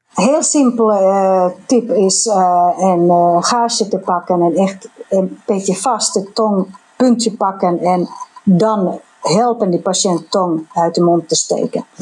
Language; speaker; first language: Dutch; non-native, fluent; Finnish